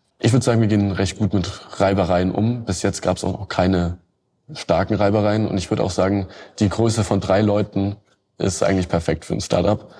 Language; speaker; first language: German; native; German